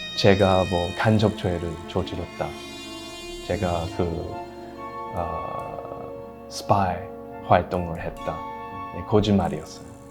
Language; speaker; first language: Korean; non-native, fluent; English